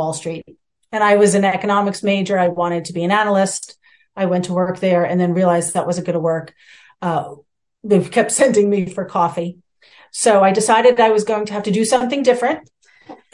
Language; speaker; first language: English; native; English